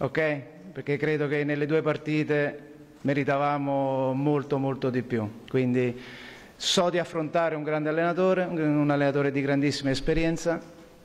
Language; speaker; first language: Italian; native; Italian